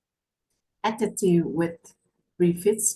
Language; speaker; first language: English; non-native, fluent; Vietnamese